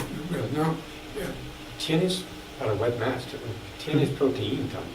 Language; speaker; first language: Spanish; non-native, learner; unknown